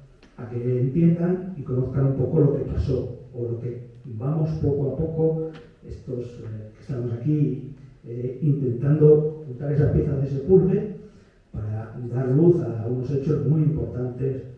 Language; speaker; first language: Spanish; native; Spanish